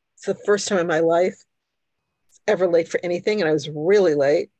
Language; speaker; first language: English; early bilingual, other home language; Hungarian